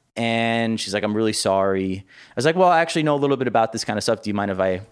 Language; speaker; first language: English; native; English